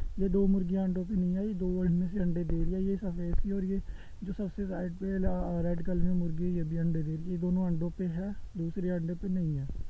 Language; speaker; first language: Hindi; non-native, local second language; Punjabi